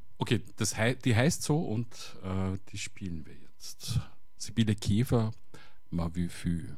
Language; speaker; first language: German; native; German